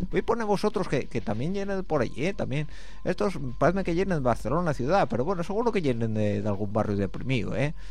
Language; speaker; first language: Spanish; native; Spanish